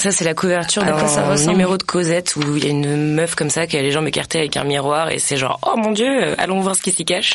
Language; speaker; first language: French; native; French